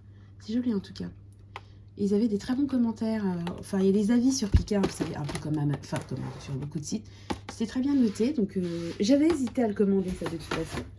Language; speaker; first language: French; native; French